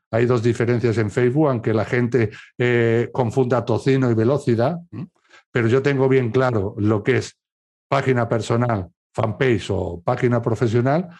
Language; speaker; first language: Spanish; native; Spanish